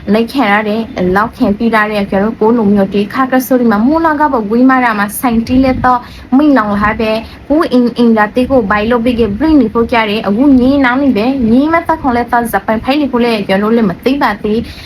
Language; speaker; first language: Burmese; native; Burmese